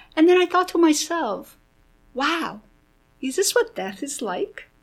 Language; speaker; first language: English; early bilingual, other home language; Korean